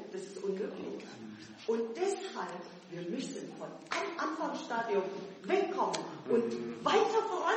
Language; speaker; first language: German; non-native, fluent; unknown